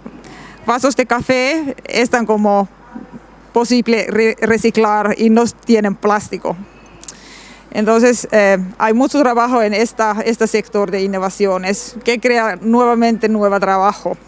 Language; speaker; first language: Spanish; non-native, learner; Finnish